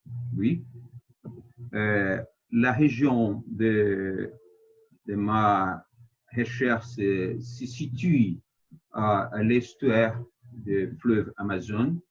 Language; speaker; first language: French; non-native, fluent; Portuguese